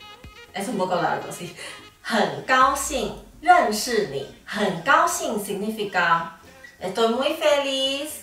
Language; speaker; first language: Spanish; non-native, fluent; Chinese